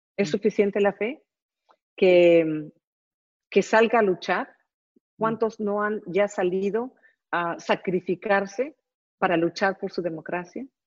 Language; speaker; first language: Spanish; early bilingual, heritage; Spanish